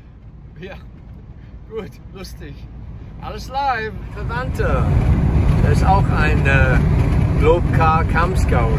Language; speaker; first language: German; non-native, fluent; English